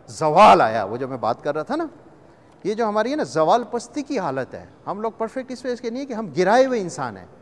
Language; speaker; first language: Urdu; non-native, local second language; Punjabi